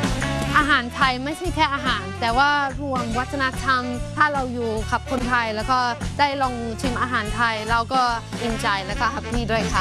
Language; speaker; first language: Thai; non-native, fluent; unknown